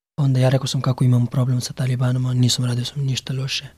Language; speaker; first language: Serbian; non-native, learner; Pashto